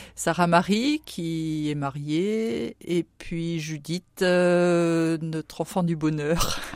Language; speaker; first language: French; native; French